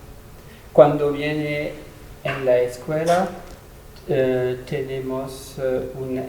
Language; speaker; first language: Spanish; non-native, learner; French